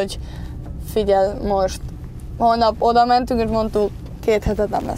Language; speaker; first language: Hungarian; early bilingual, heritage; Spanish